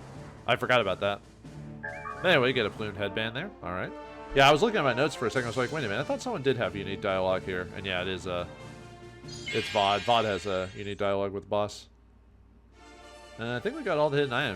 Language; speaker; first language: English; native; English